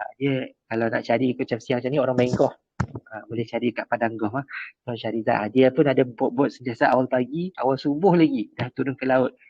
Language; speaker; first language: Malay; native; Malay